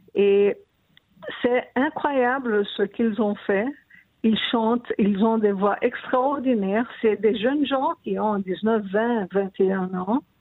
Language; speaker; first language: French; non-native, fluent; Portuguese